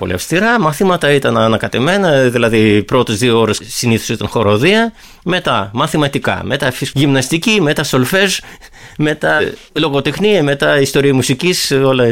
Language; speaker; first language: Greek; non-native, fluent; Russian